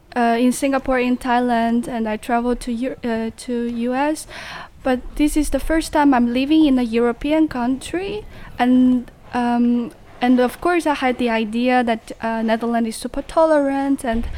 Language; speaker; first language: English; non-native, fluent; Chinese